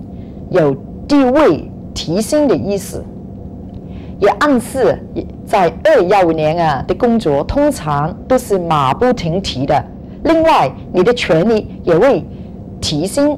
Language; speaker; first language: Chinese; non-native, local second language; Cantonese